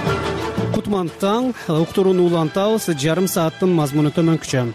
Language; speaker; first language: Kyrgyz; native; Kyrgyz